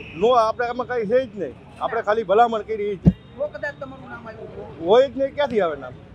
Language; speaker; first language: Gujarati; native; Gujarati